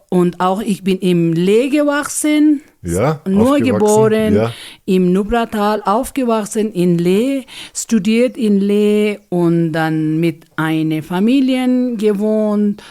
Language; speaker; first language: German; non-native, learner; Ladakhi